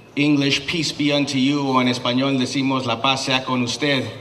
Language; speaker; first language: English; early bilingual, other home language; Spanish